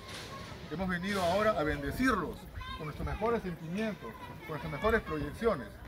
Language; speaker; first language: Spanish; native; Spanish